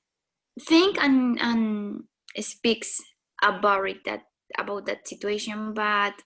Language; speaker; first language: English; non-native, learner; Spanish